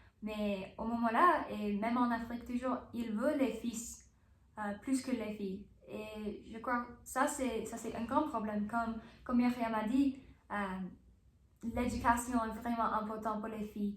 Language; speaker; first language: French; non-native, learner; English